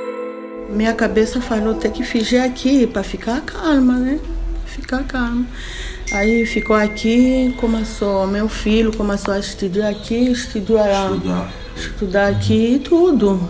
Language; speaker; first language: Portuguese; non-native, learner; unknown